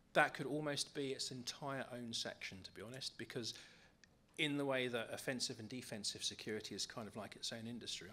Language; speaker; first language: English; native; English